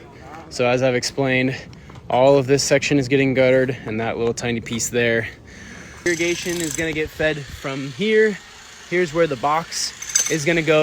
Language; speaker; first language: English; native; English